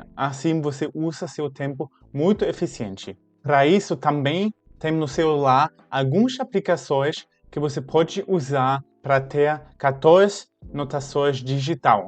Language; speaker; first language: Portuguese; non-native, fluent; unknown